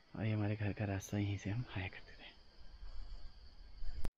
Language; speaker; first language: Hindi; native; Hindi